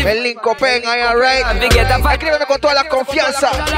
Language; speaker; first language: Spanish; early bilingual, heritage; Spanish